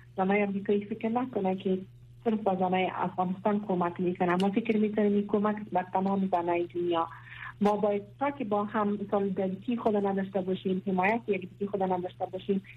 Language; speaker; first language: Persian; non-native, local second language; Pashto